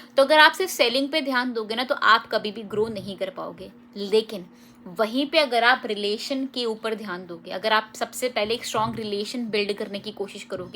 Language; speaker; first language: Hindi; native; Hindi